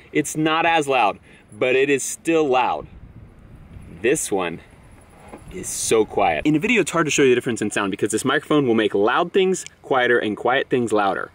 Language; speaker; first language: English; native; English